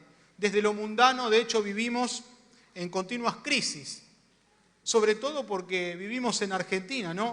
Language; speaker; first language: Spanish; native; Spanish